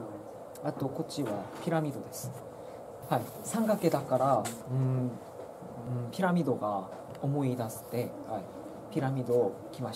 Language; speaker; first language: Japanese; non-native, learner; Korean